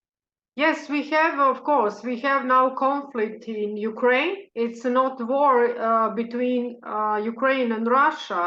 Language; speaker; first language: English; non-native, fluent; Serbian